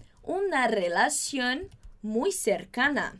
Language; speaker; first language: Spanish; non-native, fluent; Portuguese